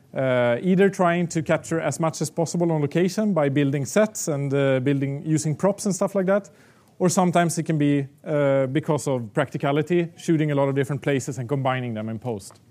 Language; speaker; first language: English; non-native, fluent; Swedish